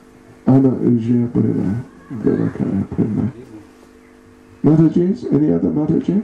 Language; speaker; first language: Russian; non-native, learner; English